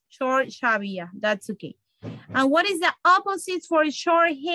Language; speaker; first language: English; non-native, learner; Spanish